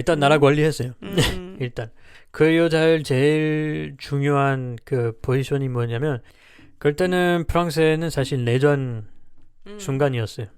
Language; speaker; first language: Korean; non-native, learner; French